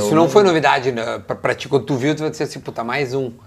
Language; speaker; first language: Portuguese; native; Portuguese